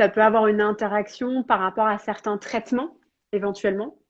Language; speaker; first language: French; native; French